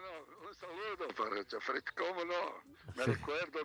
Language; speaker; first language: Spanish; non-native, learner; Serbian